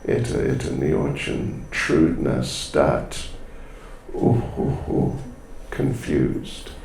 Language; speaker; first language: Russian; non-native, learner; English